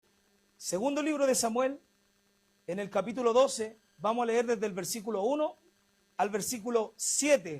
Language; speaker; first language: Spanish; native; Spanish